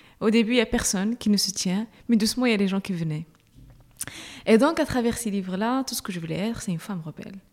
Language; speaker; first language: French; non-native, local second language; Arabic